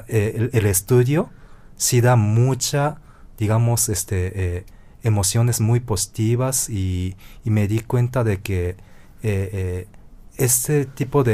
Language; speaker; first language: Spanish; non-native, fluent; Japanese